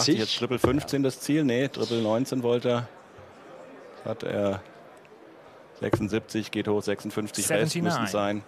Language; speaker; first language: German; native; German